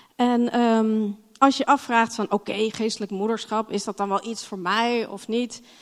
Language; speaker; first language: Dutch; non-native, fluent; English